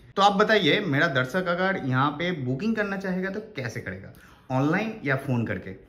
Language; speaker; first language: Hindi; non-native, local second language; Bangla